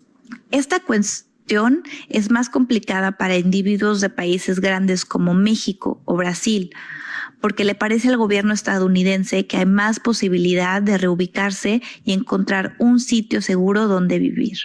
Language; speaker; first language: Spanish; native; Spanish